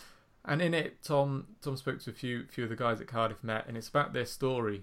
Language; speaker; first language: English; native; English